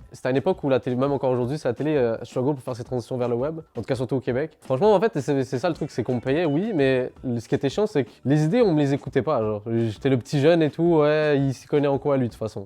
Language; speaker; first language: French; early bilingual, other home language; Arabic